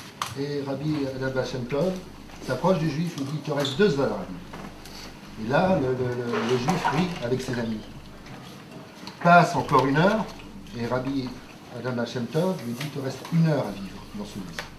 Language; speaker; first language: French; native; French